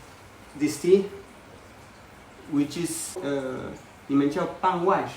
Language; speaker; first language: Chinese; non-native, learner; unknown